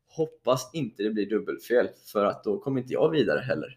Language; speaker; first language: Swedish; native; Swedish